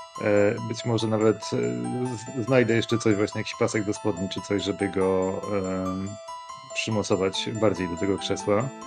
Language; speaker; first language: Polish; native; Polish